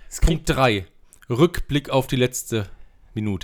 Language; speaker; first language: German; native; German